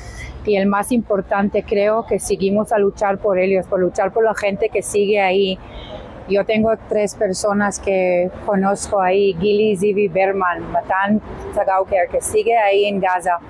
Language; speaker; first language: Spanish; non-native, learner; Hebrew